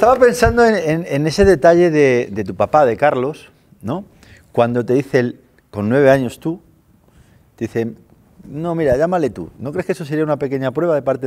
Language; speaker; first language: Spanish; native; Spanish